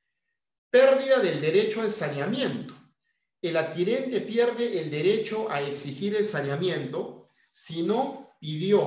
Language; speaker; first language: Spanish; native; Spanish